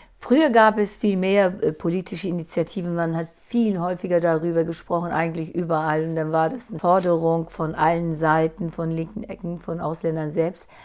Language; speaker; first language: German; native; German